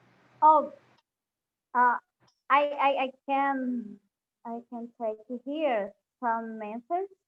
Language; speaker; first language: English; non-native, learner; Portuguese